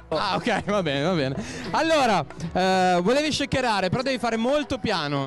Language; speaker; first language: Italian; native; Italian